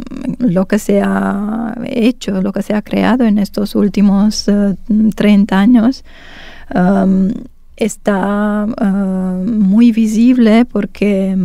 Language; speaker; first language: Spanish; non-native, fluent; Romanian